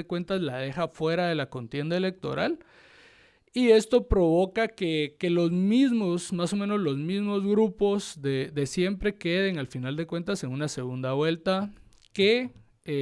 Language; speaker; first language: Spanish; native; Spanish